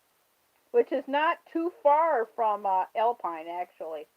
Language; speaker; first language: English; native; English